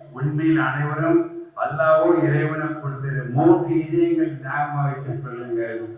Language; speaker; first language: Tamil; native; Tamil